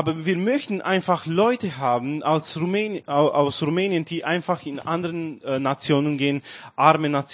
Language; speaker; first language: German; non-native, learner; Romanian